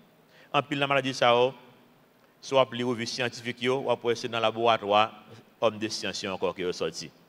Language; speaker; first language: French; non-native, local second language; Haitian Creole